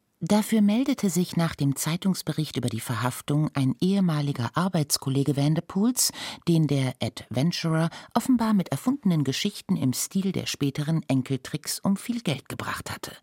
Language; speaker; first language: German; native; German